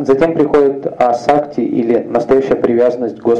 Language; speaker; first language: Russian; native; Russian